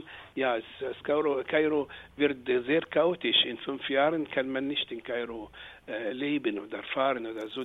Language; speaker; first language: German; non-native, fluent; Arabic